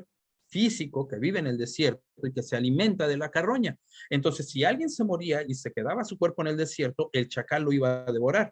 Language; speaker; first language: Spanish; native; Spanish